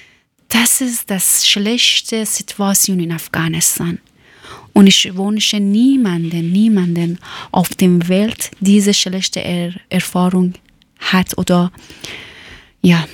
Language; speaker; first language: German; non-native, learner; Persian